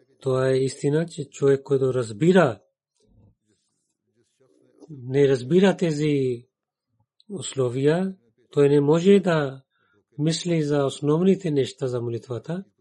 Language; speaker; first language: Bulgarian; non-native, learner; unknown